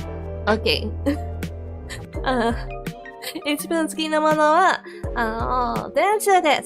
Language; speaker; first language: Japanese; non-native, learner; English